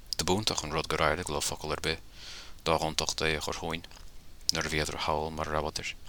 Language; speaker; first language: Irish; native; Irish